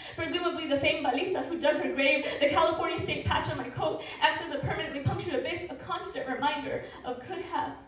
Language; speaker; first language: English; early bilingual, other home language; Spanish